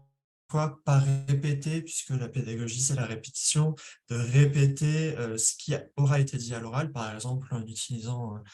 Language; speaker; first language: French; native; French